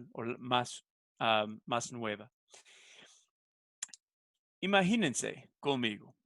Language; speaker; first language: Spanish; non-native, fluent; English